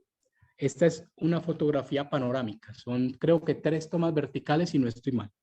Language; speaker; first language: Spanish; native; Spanish